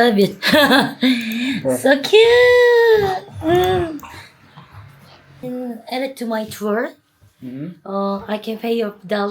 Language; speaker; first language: English; non-native, learner; Korean